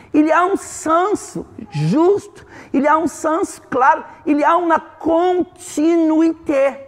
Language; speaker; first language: French; non-native, fluent; Portuguese